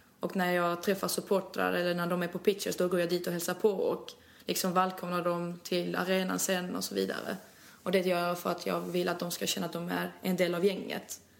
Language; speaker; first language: Swedish; early bilingual, other home language; Albanian